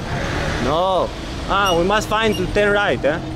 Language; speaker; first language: English; non-native, learner; Greek